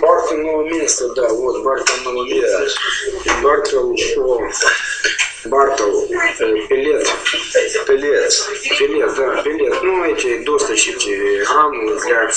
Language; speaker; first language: Russian; native; Russian